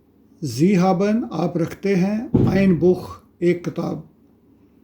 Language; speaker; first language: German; non-native, fluent; Urdu